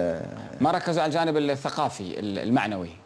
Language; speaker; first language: Arabic; native; Arabic